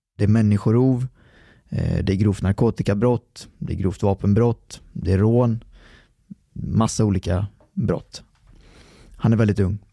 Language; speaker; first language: Swedish; early bilingual, other home language; Arabic